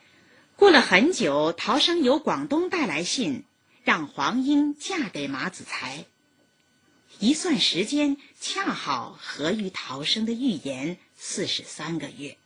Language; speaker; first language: Chinese; native; Chinese